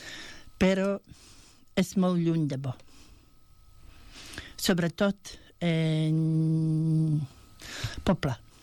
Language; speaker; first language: Catalan; non-native, fluent; Bosnian